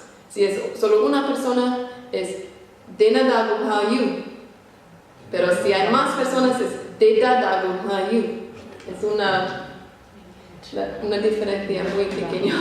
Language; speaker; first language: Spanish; non-native, fluent; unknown